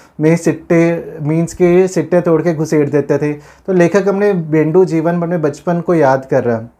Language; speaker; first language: Hindi; non-native, local second language; Punjabi